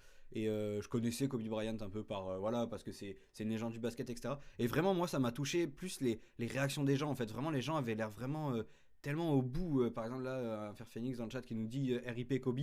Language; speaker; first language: French; native; French